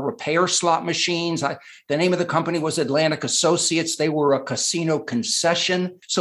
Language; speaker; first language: English; native; English